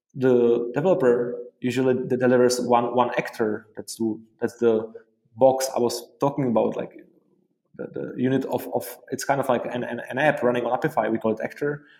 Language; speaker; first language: English; non-native, fluent; Czech